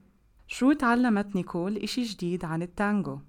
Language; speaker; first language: Arabic; native; Arabic